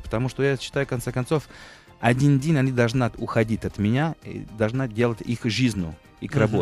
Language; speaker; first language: Russian; non-native, fluent; Italian